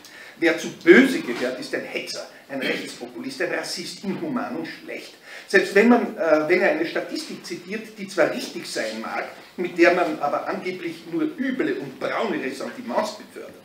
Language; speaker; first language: German; native; German